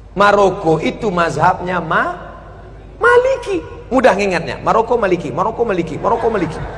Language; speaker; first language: Indonesian; native; Indonesian